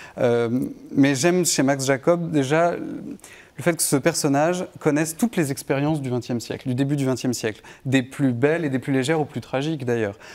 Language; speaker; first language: French; native; French